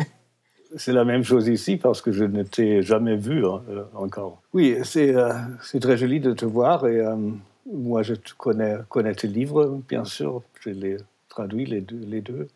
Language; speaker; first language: French; non-native, fluent; German